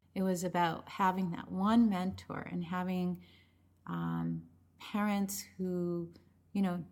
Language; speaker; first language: English; early bilingual, other home language; Spanish